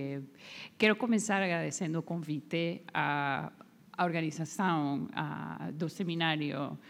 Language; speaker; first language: Portuguese; non-native, learner; Spanish